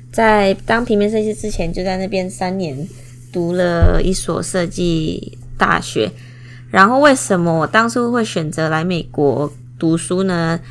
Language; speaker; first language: Chinese; non-native, fluent; Indonesian